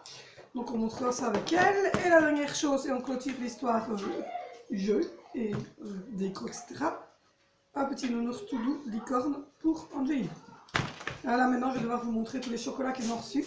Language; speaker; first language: French; native; French